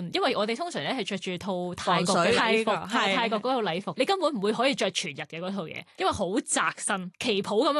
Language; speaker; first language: Cantonese; native; Cantonese